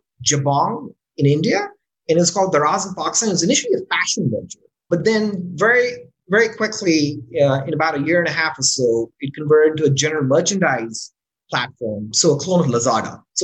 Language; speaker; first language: English; non-native, local second language; Urdu